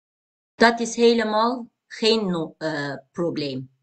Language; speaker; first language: Dutch; non-native, learner; Turkish